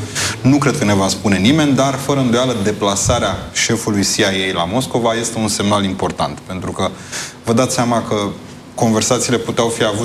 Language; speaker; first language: Romanian; native; Romanian